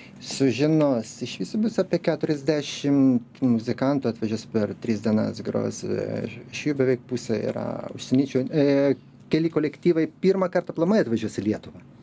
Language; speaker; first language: Lithuanian; non-native, local second language; Russian